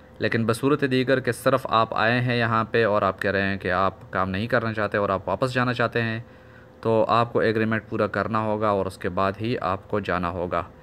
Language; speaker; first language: Urdu; non-native, local second language; Pashto